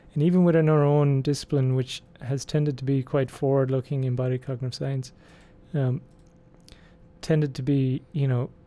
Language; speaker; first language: English; native; English